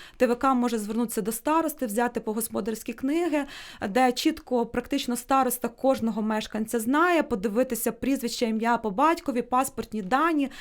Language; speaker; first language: Ukrainian; native; Ukrainian